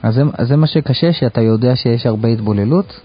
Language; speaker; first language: Hebrew; native; Hebrew